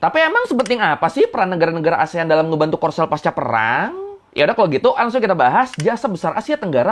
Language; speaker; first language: Indonesian; native; Indonesian